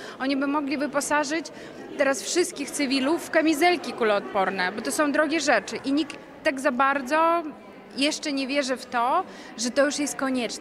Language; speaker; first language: Polish; non-native, fluent; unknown